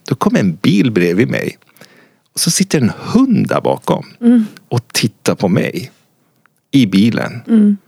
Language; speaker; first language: Swedish; non-native, fluent; Persian